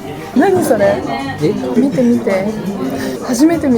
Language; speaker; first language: Japanese; non-native, learner; French